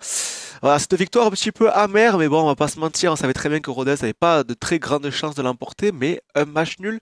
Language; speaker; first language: French; native; French